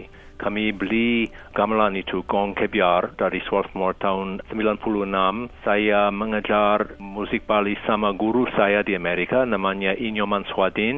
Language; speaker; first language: Indonesian; non-native, fluent; English